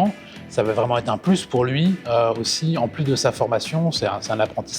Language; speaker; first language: French; native; French